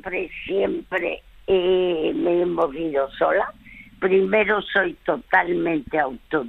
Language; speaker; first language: Spanish; early bilingual, other home language; French